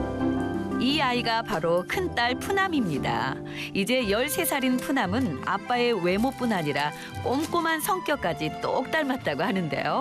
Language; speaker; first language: Korean; native; Korean